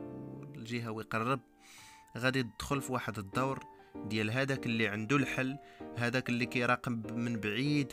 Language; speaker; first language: Arabic; native; Arabic